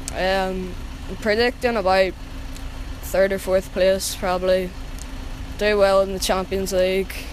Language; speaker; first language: English; native; English